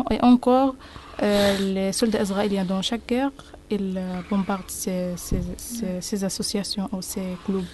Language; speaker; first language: French; non-native, learner; Arabic